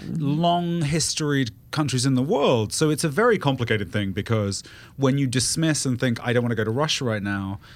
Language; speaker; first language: English; native; English